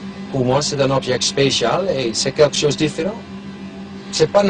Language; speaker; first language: French; non-native, local second language; German